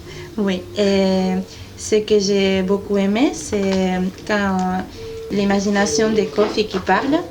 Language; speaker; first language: French; non-native, fluent; Spanish